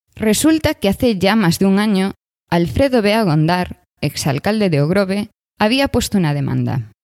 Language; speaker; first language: Spanish; native; Spanish